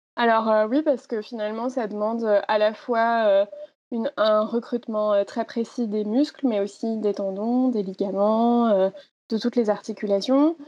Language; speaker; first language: French; native; French